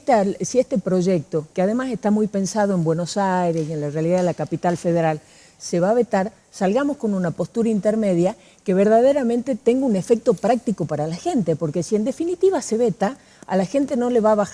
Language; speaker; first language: Spanish; native; Spanish